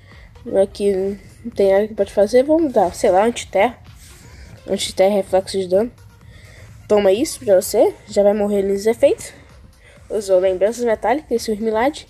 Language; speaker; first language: Portuguese; native; Portuguese